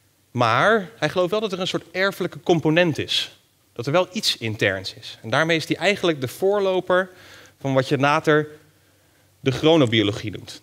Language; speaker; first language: Dutch; native; Dutch